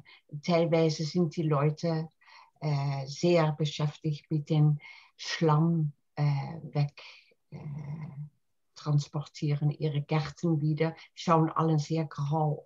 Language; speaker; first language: German; non-native, fluent; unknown